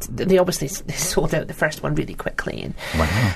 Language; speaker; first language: English; native; English